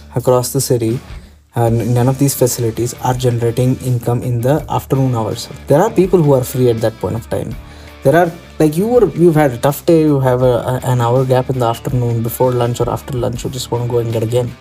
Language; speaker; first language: English; non-native, local second language; Kannada